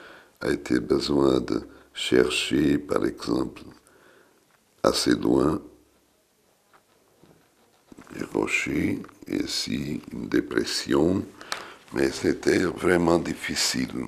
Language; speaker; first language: French; non-native, fluent; Portuguese